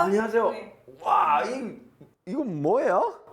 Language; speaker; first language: Korean; non-native, learner; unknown